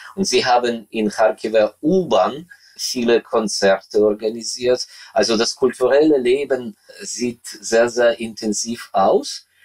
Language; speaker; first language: German; non-native, fluent; Ukrainian